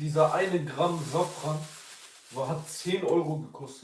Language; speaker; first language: German; early bilingual, other home language; Kurdish